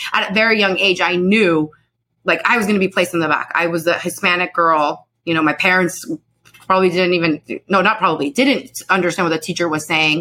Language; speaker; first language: English; early bilingual, other home language; Spanish